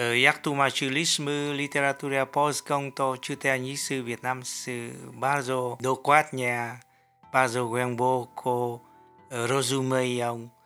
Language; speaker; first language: Polish; non-native, fluent; Vietnamese